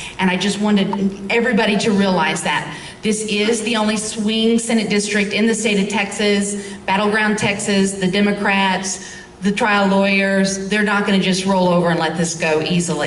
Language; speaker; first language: English; native; English